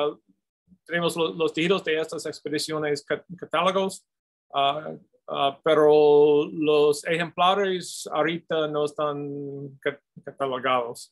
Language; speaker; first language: Spanish; non-native, fluent; English